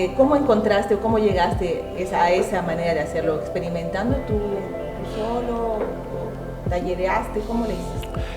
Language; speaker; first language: Spanish; native; Spanish